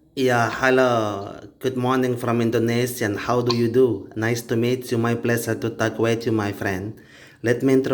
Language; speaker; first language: English; non-native, learner; Indonesian